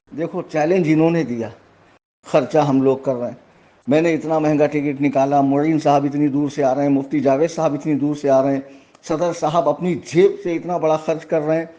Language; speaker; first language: Urdu; native; Urdu